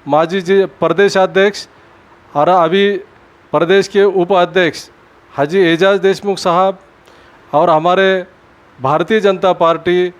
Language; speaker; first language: Hindi; non-native, local second language; Urdu